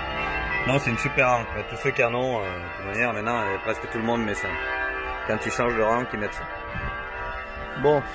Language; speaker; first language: French; native; French